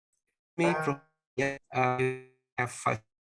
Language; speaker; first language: English; non-native, fluent; Indonesian